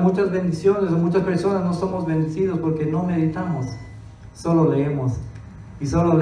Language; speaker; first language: Spanish; early bilingual, other home language; English